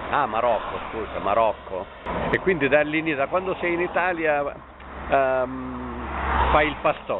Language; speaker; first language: Italian; native; Italian